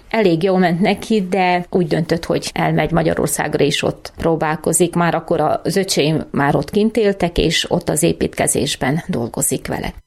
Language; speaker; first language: Hungarian; native; Hungarian